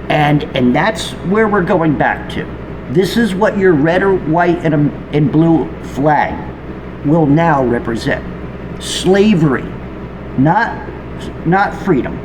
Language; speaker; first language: English; native; English